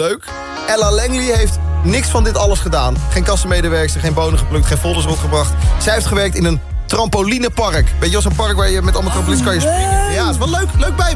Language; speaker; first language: Dutch; native; Dutch